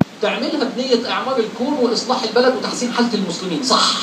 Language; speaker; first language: Arabic; native; Arabic